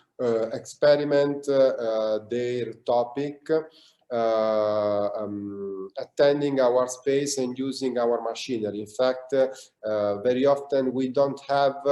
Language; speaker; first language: English; non-native, learner; Italian